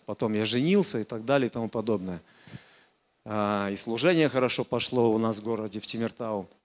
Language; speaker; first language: Russian; native; Russian